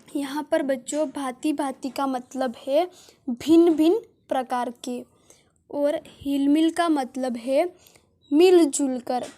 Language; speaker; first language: Hindi; non-native, local second language; Gujarati